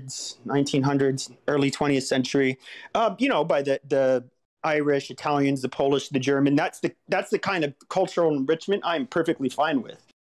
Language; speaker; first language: English; native; English